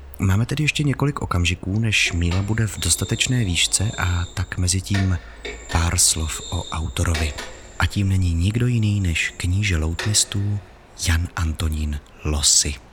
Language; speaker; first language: Czech; native; Czech